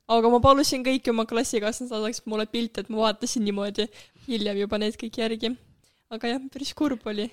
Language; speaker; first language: Estonian; non-native, local second language; Russian